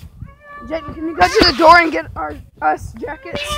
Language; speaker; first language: English; native; English